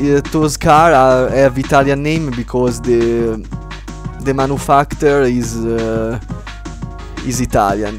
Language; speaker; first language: English; non-native, learner; Italian